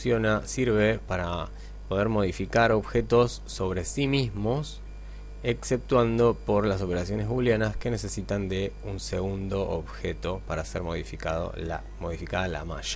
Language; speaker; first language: Spanish; native; Spanish